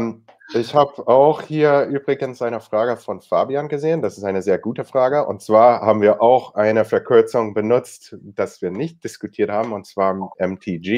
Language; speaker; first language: German; non-native, fluent; English